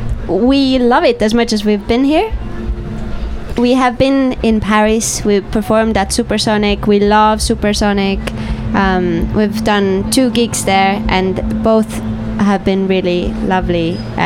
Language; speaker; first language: English; non-native, fluent; Estonian